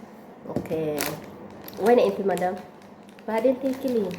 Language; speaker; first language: Arabic; non-native, learner; Oromo